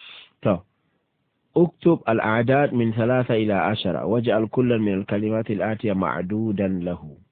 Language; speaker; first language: Arabic; non-native, fluent; Fula